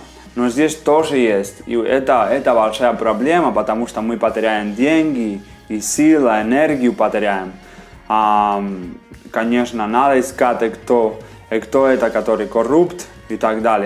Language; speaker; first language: Russian; non-native, fluent; Spanish